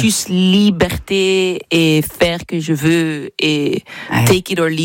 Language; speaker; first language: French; non-native, local second language; Dutch